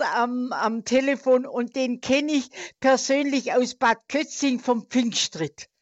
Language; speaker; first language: German; native; German